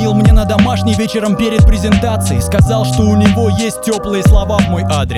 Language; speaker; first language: Russian; native; Russian